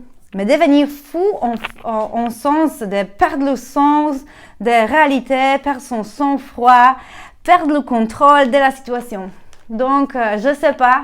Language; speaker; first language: French; non-native, learner; Polish